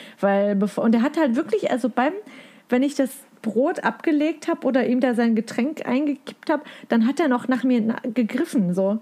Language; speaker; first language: German; native; German